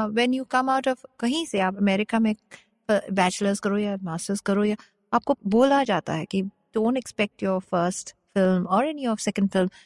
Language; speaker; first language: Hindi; non-native, local second language; Bangla